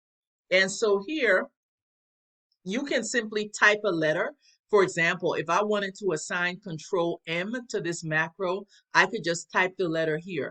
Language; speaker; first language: English; native; English